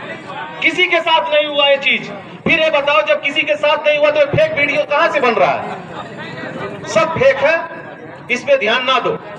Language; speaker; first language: Hindi; native; Hindi